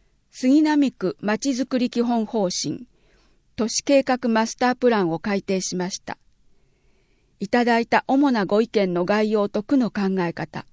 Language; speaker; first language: Japanese; native; Japanese